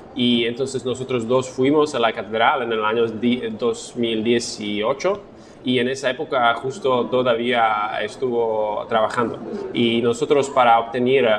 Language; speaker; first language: Spanish; non-native, fluent; Slovak